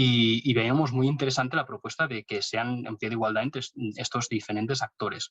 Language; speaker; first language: Spanish; native; Spanish